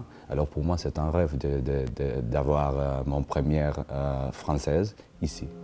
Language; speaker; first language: French; non-native, learner; Spanish